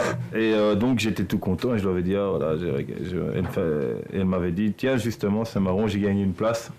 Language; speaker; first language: French; native; French